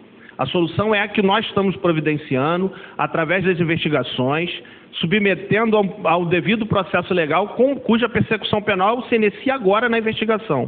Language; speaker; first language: Portuguese; native; Portuguese